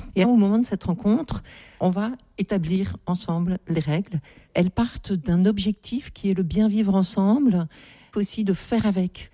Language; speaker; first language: French; native; French